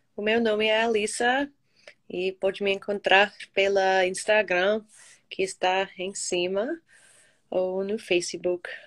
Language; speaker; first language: Portuguese; non-native, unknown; English